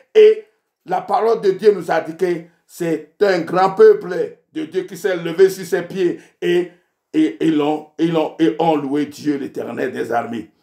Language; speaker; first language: French; non-native, local second language; Ewe